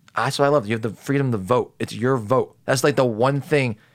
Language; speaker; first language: English; native; English